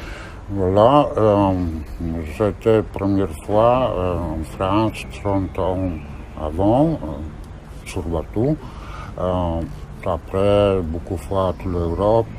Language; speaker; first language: French; non-native, learner; Polish